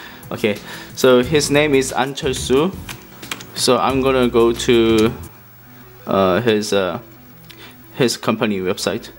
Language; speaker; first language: English; non-native, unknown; Korean